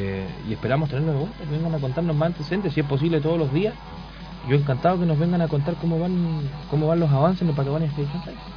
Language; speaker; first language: Spanish; native; Spanish